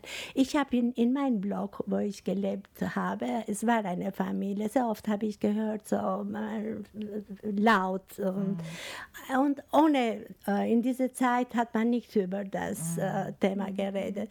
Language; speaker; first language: German; non-native, learner; Albanian